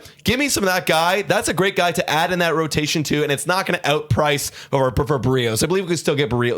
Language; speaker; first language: English; native; English